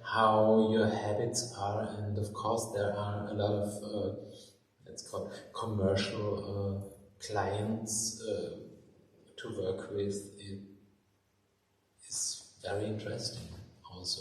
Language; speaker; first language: English; non-native, fluent; German